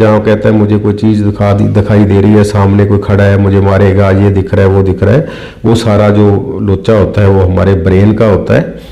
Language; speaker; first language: Hindi; non-native, local second language; Punjabi